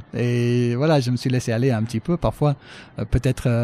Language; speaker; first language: French; non-native, fluent; English